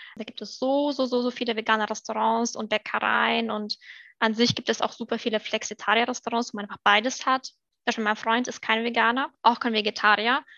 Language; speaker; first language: German; early bilingual, other home language; Russian